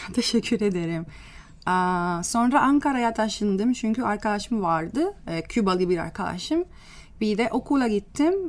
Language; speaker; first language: Turkish; non-native, fluent; Spanish